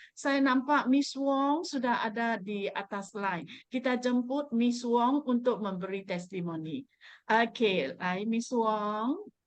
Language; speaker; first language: Malay; non-native, local second language; Chinese